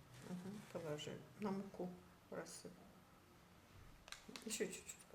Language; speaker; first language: Russian; non-native, local second language; Azerbaijani